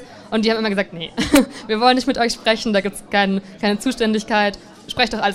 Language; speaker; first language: German; native; German